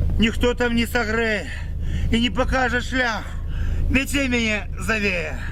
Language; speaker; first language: Belarusian; native; Belarusian